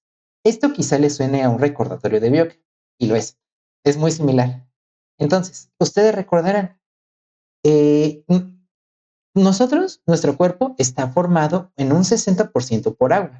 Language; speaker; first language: Spanish; native; Spanish